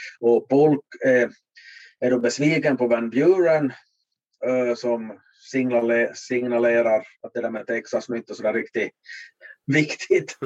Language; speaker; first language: Swedish; native; Swedish